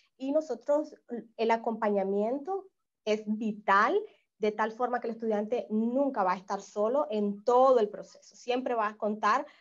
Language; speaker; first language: Spanish; native; Spanish